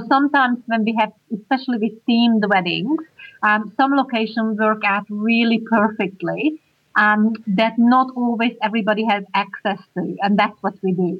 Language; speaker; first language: English; non-native, fluent; Hungarian